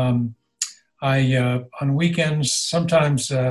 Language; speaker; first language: English; native; English